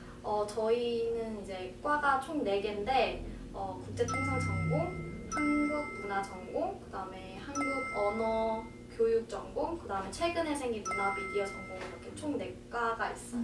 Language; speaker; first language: Korean; early bilingual, heritage; Korean